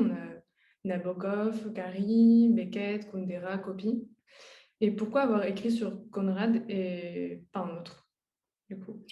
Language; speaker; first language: French; native; French